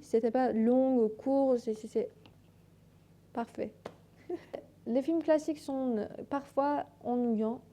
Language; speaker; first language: French; non-native, learner; Persian